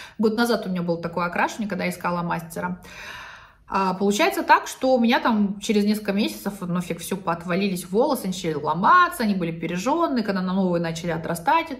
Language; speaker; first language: Russian; native; Russian